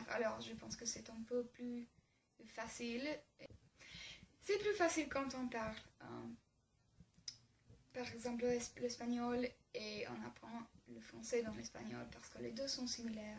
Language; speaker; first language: French; non-native, learner; English